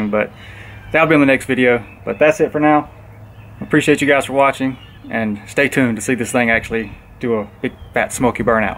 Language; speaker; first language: English; native; English